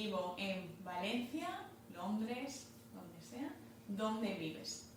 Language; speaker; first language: Spanish; non-native, learner; English